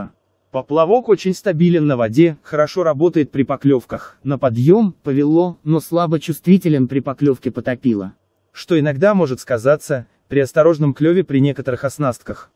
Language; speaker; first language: Russian; native; Russian